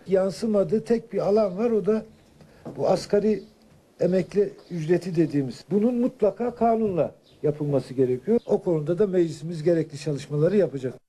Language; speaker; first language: Turkish; native; Turkish